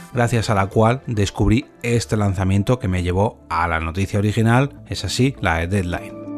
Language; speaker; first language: Spanish; native; Spanish